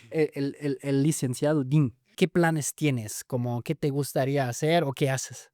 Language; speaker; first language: Spanish; non-native, fluent; German